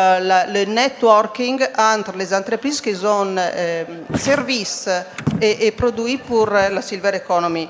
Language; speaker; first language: French; non-native, fluent; Italian